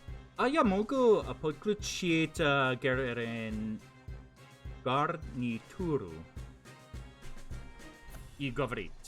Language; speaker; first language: Russian; non-native, learner; English